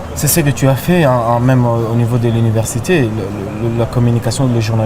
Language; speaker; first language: French; non-native, local second language; Lingala